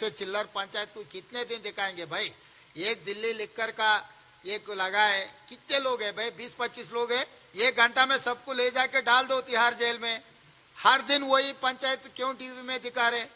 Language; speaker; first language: Hindi; non-native, local second language; Telugu